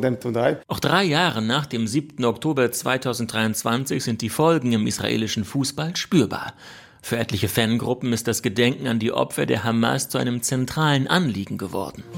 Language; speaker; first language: German; native; German